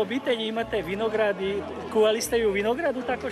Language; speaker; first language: Serbian; early bilingual, heritage; Croatian